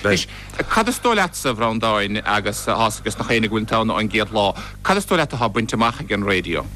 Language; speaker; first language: Irish; native; Irish